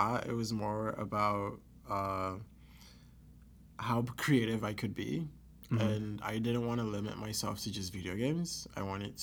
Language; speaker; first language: English; non-native, local second language; Yoruba